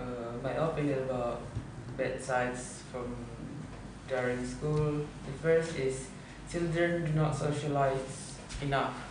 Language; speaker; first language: English; non-native, learner; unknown